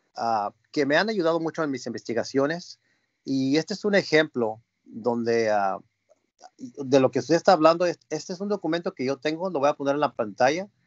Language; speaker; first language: Spanish; early bilingual, heritage; Spanish